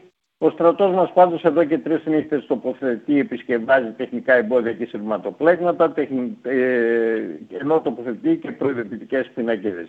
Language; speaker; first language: Greek; native; Greek